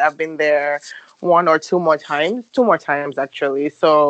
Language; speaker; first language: English; non-native, local second language; Yoruba